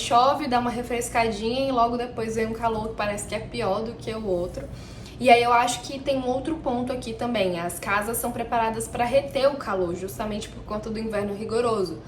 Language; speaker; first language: Portuguese; native; Portuguese